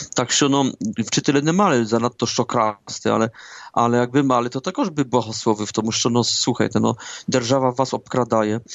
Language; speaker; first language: Ukrainian; early bilingual, heritage; Ukrainian